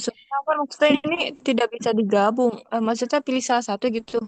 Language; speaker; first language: Indonesian; native; Indonesian